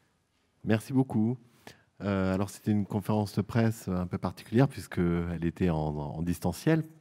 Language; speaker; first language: French; native; French